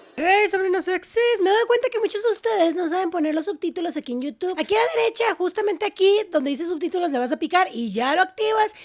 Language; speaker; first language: Spanish; native; Spanish